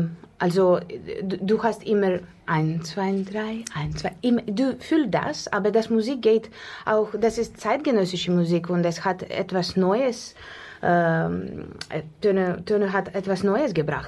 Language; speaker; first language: German; non-native, learner; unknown